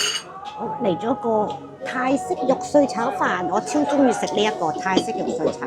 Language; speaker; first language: Cantonese; native; Cantonese